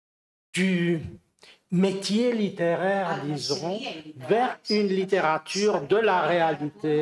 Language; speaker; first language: French; non-native, fluent; Romanian